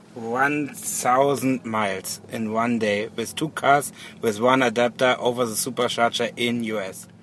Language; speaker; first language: English; non-native, learner; German